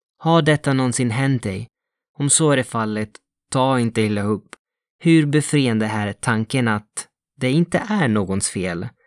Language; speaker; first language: Swedish; non-native, fluent; Italian